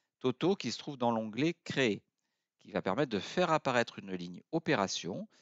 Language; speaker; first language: French; native; French